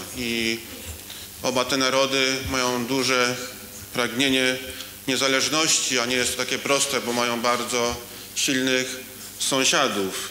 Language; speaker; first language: Polish; native; Polish